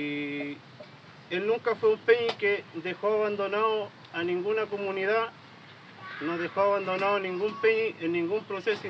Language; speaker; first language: Spanish; native; Spanish